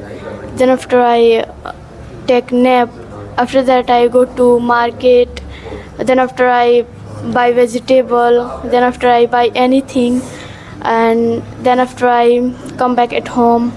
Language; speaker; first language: English; non-native, learner; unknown